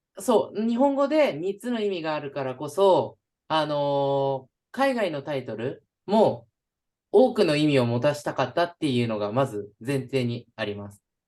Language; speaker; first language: Japanese; native; Japanese